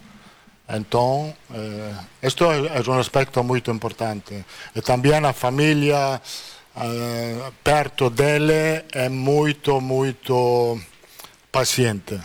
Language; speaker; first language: Portuguese; non-native, learner; Italian